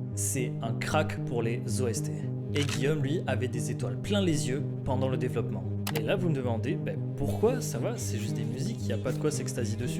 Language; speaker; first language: French; native; French